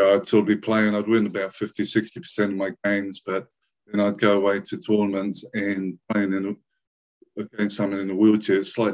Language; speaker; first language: English; native; English